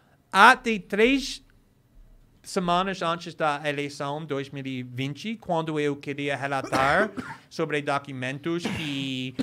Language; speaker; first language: Portuguese; non-native, fluent; English